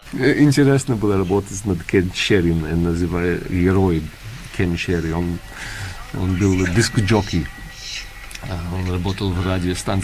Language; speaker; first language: Russian; early bilingual, heritage; Russian